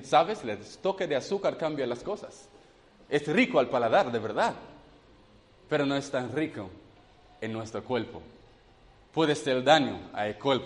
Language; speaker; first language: Spanish; non-native, fluent; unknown